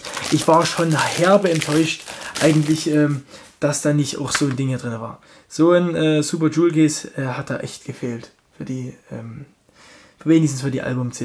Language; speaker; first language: German; native; German